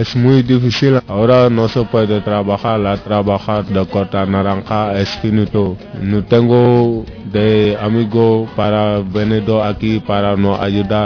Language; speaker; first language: Spanish; non-native, learner; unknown